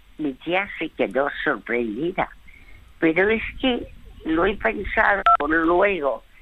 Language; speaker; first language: Spanish; early bilingual, other home language; French